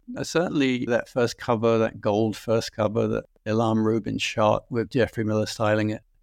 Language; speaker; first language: English; native; English